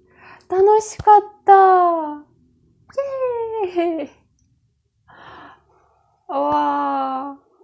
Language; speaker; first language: Japanese; non-native, fluent; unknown